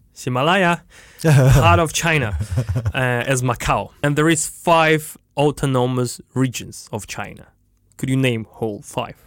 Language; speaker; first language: English; non-native, fluent; Russian